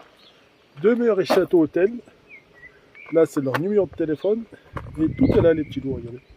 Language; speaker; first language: French; native; French